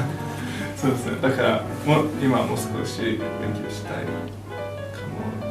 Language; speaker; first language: Japanese; non-native, learner; English